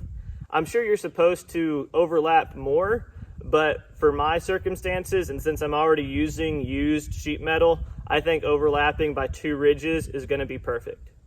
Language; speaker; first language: English; native; English